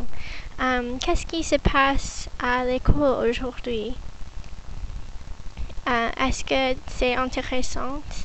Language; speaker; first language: French; non-native, learner; English